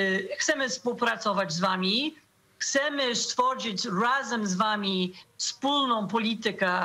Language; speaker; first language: Polish; non-native, fluent; English